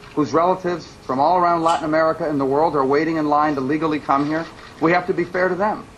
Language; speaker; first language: English; early bilingual, other home language; Spanish